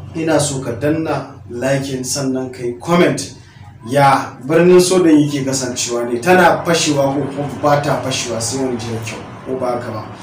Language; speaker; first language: Hausa; non-native, local second language; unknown